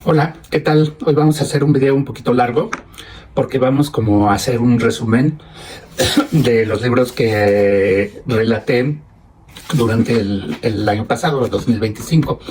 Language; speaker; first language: Spanish; native; Spanish